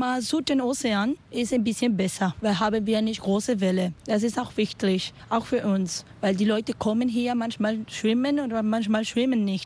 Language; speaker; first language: German; non-native, learner; Spanish